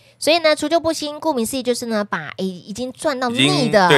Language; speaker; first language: Chinese; native; Chinese